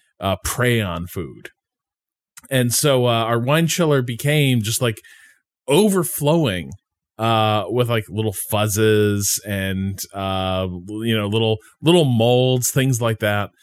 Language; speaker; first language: English; native; English